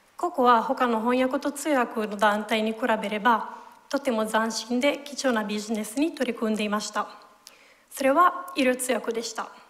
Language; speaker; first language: Japanese; non-native, fluent; Italian